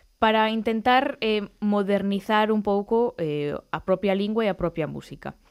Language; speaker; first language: Galician; native; Galician